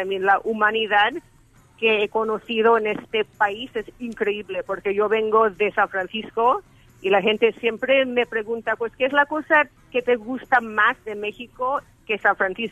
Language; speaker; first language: Spanish; early bilingual, heritage; English